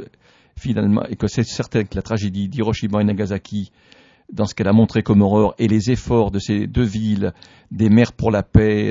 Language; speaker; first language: French; native; French